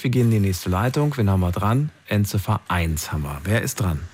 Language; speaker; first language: German; native; German